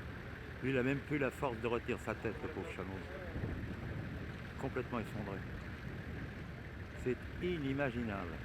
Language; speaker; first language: French; native; French